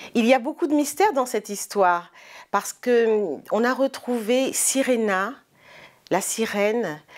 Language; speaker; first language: French; native; French